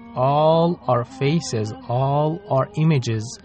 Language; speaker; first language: English; non-native, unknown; Persian